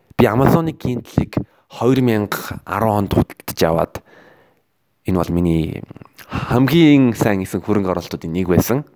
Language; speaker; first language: Mongolian; native; Mongolian